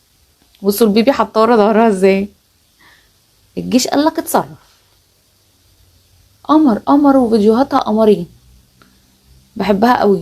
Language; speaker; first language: Arabic; native; Arabic